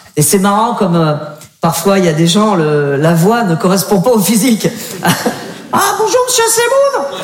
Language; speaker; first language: French; native; French